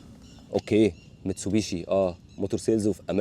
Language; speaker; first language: Arabic; native; Arabic